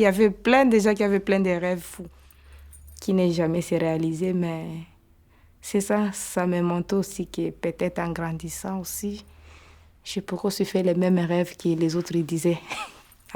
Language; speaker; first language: French; non-native, local second language; Swahili